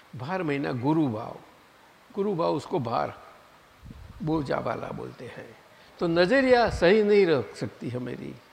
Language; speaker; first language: Hindi; non-native, local second language; Gujarati